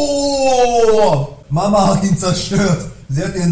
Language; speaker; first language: German; native; German